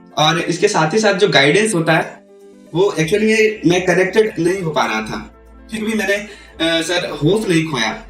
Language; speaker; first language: Hindi; native; Hindi